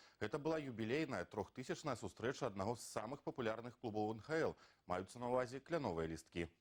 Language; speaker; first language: Belarusian; native; Belarusian